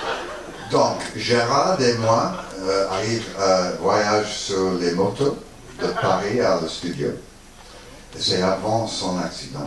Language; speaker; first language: French; non-native, learner; English